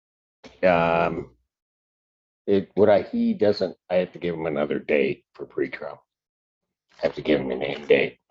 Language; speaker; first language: English; native; English